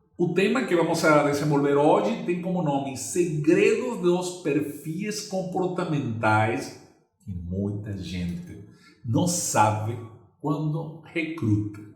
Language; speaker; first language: Portuguese; non-native, fluent; Spanish